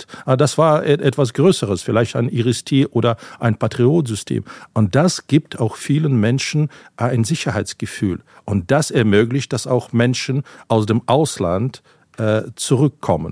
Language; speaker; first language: German; non-native, fluent; Ukrainian